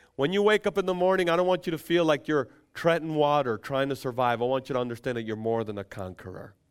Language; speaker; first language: English; non-native, fluent; Spanish